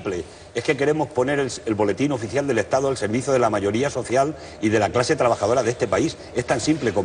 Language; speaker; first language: Spanish; native; Spanish